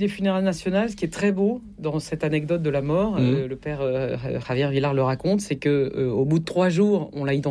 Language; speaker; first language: French; native; French